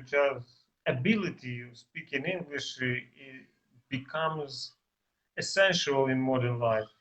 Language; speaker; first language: English; non-native, learner; Ukrainian